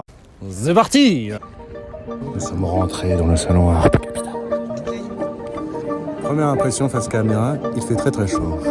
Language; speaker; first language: French; native; French